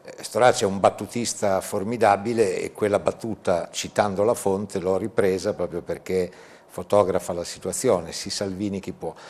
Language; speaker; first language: Italian; native; Italian